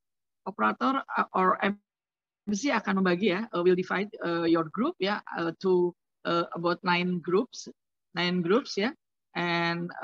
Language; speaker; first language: English; non-native, learner; Indonesian